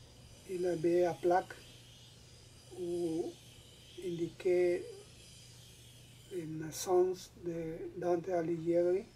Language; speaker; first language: French; non-native, learner; Spanish